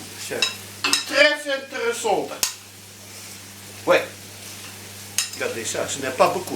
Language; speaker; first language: French; non-native, learner; Dutch